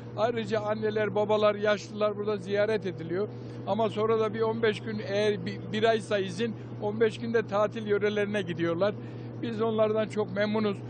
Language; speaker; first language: Turkish; native; Turkish